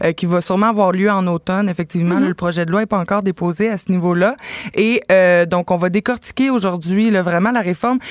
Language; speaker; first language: French; native; French